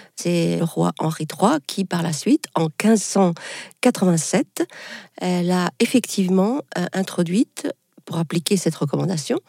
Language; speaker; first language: French; non-native, local second language; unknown